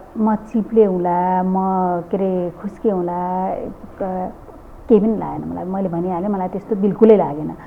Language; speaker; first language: Nepali; non-native, local second language; Dangaura Tharu